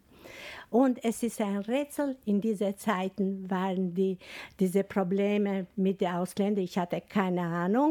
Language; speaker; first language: German; non-native, fluent; Albanian